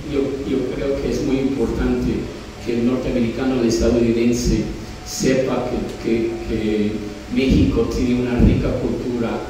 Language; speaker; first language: Spanish; non-native, fluent; English